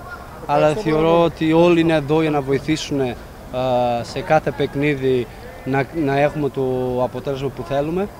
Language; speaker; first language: Greek; non-native, fluent; Portuguese